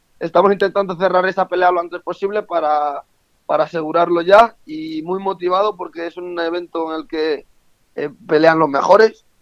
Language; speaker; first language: Spanish; native; Spanish